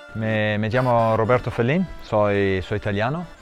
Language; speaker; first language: Spanish; non-native, learner; Italian